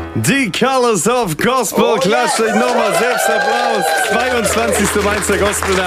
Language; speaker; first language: German; native; German